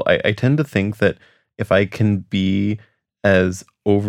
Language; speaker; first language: English; native; English